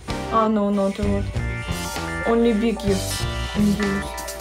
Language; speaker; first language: English; non-native, learner; Russian